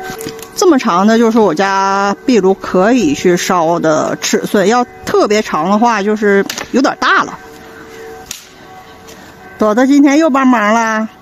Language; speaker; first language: Chinese; native; Chinese